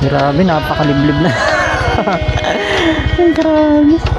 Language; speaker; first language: Filipino; native; Filipino